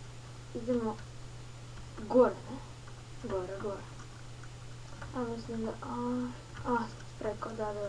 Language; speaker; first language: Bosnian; early bilingual, heritage; Bosnian